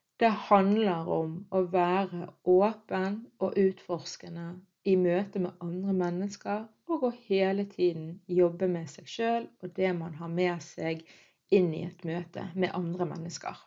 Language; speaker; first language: Norwegian; early bilingual, other home language; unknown